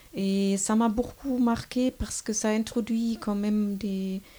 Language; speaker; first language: French; non-native, fluent; German